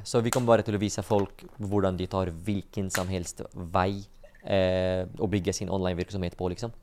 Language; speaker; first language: Norwegian; non-native, fluent; Arabic